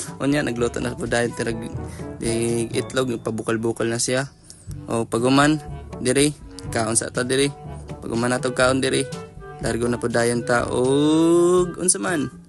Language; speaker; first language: Cebuano; non-native, local second language; Surigaonon